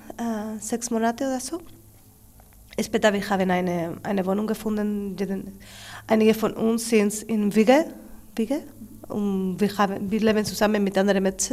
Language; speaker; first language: German; non-native, learner; Spanish